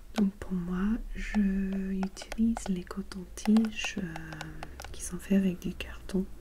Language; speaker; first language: French; non-native, fluent; English